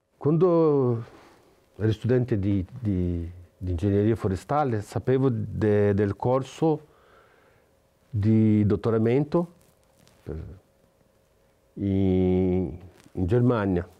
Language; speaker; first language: Italian; non-native, fluent; Portuguese